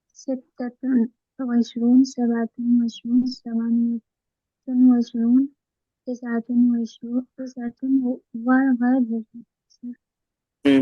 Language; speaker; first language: Arabic; non-native, learner; Urdu